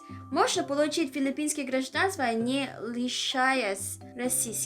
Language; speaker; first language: Russian; non-native, learner; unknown